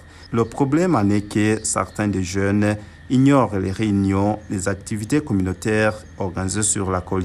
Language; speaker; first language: French; non-native, local second language; Rundi